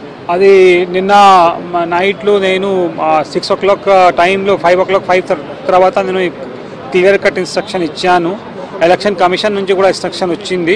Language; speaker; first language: Telugu; non-native, local second language; Urdu